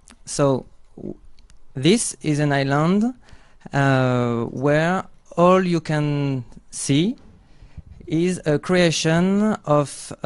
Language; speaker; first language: English; non-native, learner; French